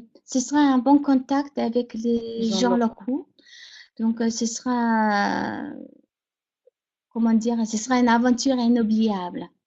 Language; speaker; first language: French; non-native, fluent; Mongolian